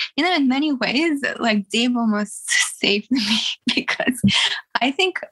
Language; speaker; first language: English; early bilingual, other home language; Russian